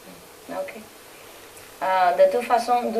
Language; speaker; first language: French; non-native, learner; Vietnamese